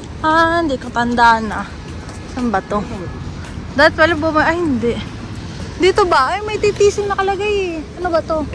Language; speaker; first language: Filipino; native; Filipino